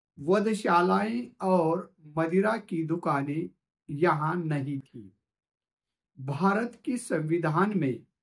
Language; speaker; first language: Hindi; non-native, local second language; Marathi